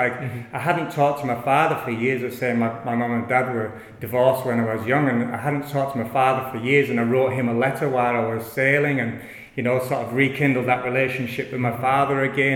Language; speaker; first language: English; native; English